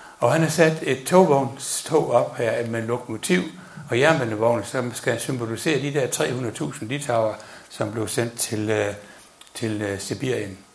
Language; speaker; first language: Danish; native; Danish